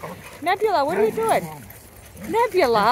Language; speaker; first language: English; native; English